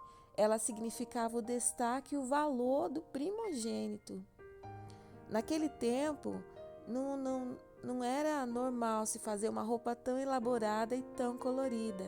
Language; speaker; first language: Portuguese; native; Portuguese